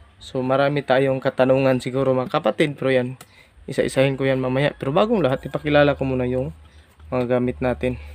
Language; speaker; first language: Filipino; non-native, local second language; Cebuano